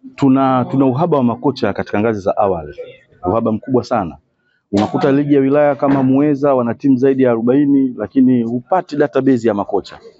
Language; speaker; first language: Swahili; native; Swahili